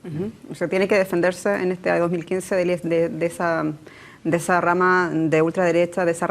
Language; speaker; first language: Spanish; native; Spanish